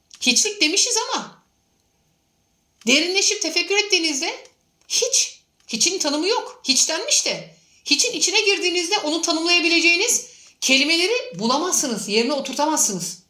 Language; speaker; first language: Turkish; native; Turkish